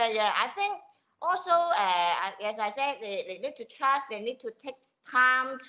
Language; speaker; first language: English; non-native, local second language; Cantonese